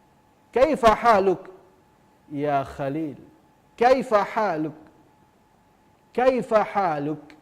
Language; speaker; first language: Arabic; non-native, fluent; Indonesian